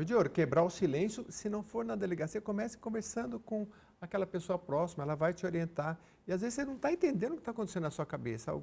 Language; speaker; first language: Portuguese; native; Portuguese